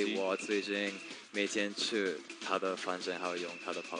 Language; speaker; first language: Chinese; non-native, learner; English